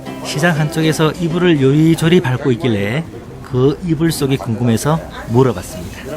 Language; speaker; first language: Korean; native; Korean